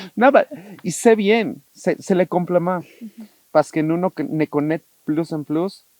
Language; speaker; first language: French; non-native, learner; Spanish